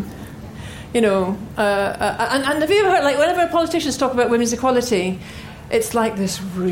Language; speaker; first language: English; native; English